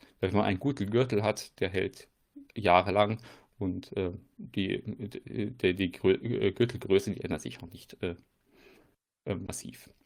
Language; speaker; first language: German; native; German